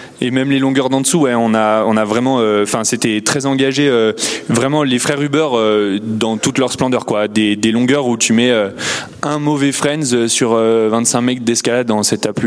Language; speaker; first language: French; native; French